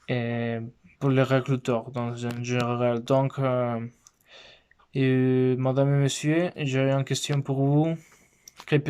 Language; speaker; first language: French; non-native, learner; Spanish